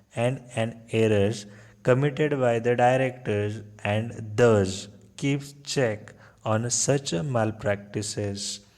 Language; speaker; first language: English; non-native, local second language; Marathi